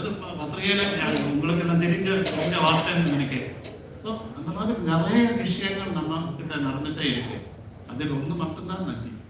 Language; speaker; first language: Tamil; non-native, learner; Malayalam